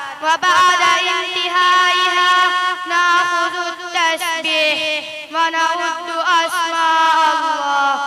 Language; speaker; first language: Arabic; non-native, learner; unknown